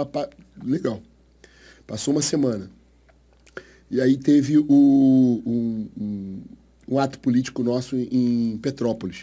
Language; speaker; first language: Portuguese; native; Portuguese